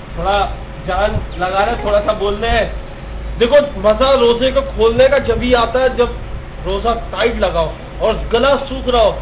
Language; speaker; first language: Urdu; native; Urdu